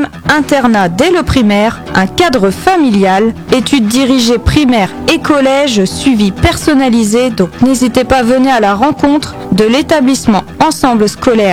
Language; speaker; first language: French; native; French